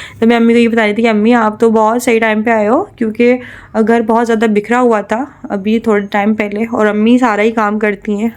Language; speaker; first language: Urdu; native; Urdu